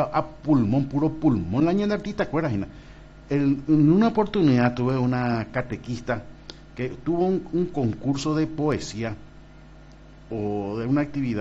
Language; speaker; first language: Spanish; native; Spanish